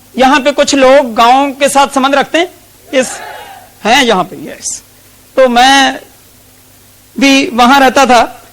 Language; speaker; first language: Hindi; non-native, local second language; Punjabi